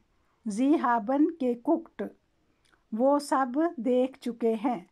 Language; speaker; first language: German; non-native, learner; Urdu